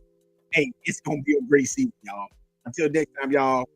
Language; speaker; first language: English; native; English